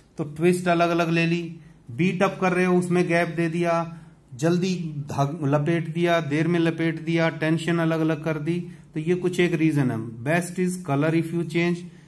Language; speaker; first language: Hindi; native; Hindi